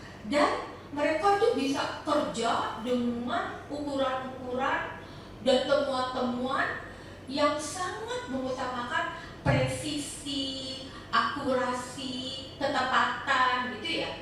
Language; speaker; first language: Indonesian; native; Indonesian